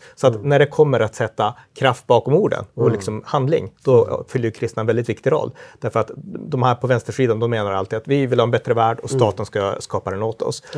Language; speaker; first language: Swedish; native; Swedish